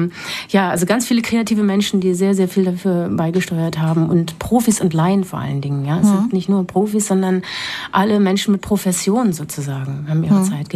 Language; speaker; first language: German; native; German